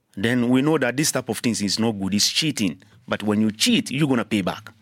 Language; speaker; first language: English; non-native, learner; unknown